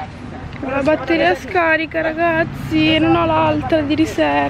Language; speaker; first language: Italian; native; Italian